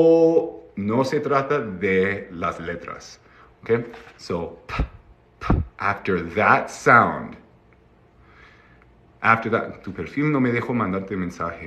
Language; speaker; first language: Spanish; non-native, fluent; English